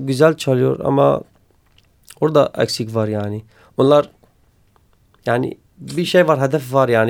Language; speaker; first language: Turkish; non-native, learner; Kurdish